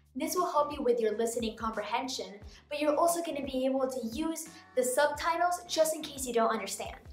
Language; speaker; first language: English; native; English